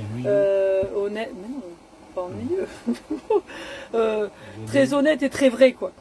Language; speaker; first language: French; native; French